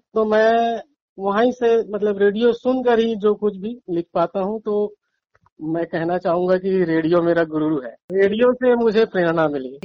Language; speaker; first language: Hindi; non-native, local second language; Marathi